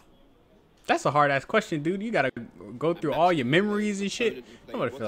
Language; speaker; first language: English; native; English